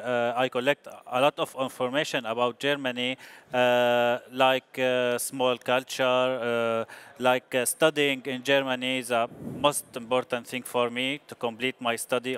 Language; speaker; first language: English; non-native, learner; Arabic